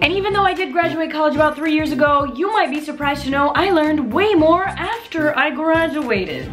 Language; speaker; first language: English; native; English